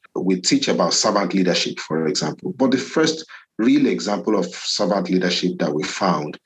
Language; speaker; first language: English; non-native, local second language; Yoruba